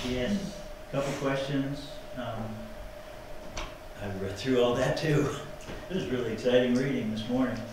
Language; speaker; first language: English; native; English